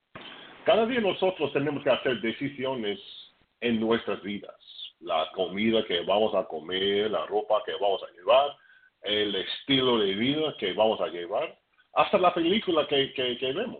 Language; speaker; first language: Spanish; non-native, fluent; English